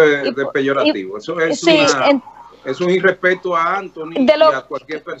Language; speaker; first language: Spanish; native; Spanish